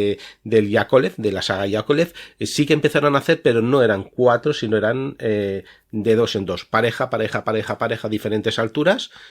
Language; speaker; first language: Spanish; native; Spanish